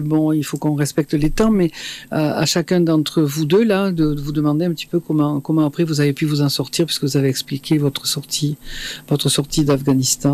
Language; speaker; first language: French; native; French